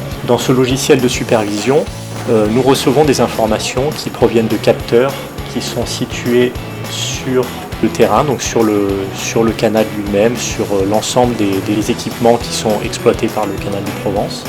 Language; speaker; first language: French; native; French